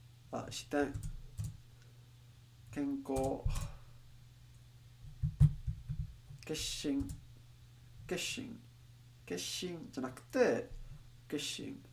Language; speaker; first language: Japanese; non-native, learner; English